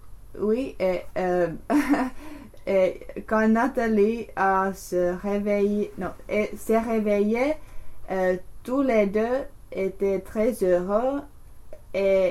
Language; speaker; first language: French; non-native, learner; English